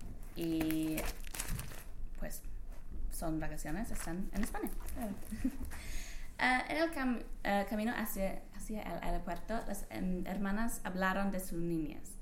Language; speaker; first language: Spanish; non-native, learner; English